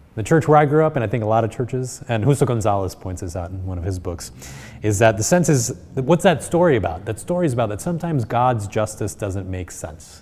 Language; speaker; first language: English; early bilingual, other home language; Spanish